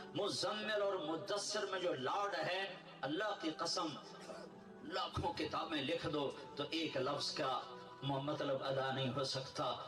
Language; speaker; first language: Urdu; non-native, local second language; Punjabi